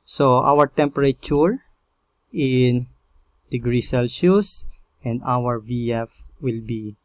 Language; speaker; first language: English; non-native, local second language; Filipino